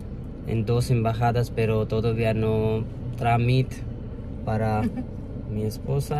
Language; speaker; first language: Spanish; non-native, learner; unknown